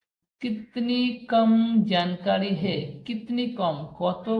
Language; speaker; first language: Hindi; non-native, fluent; Bangla